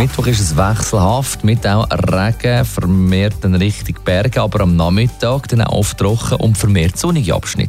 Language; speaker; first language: German; native; German